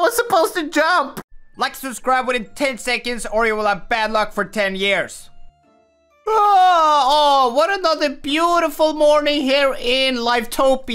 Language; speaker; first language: English; native; English